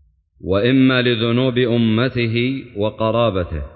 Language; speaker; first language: Arabic; native; Arabic